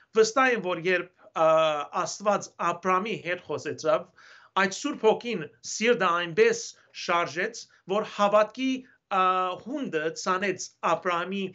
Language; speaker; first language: Armenian; early bilingual, heritage; Armenian